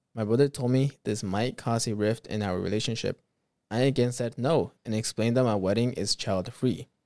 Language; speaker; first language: English; early bilingual, other home language; Spanish